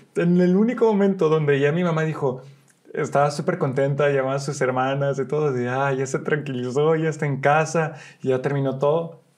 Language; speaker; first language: Spanish; early bilingual, heritage; Spanish